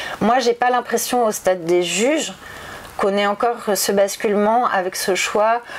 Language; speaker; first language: French; native; French